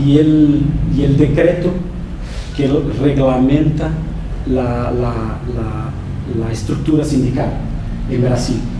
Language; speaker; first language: Spanish; non-native, fluent; Portuguese